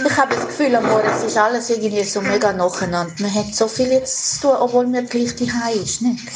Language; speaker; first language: German; non-native, fluent; Spanish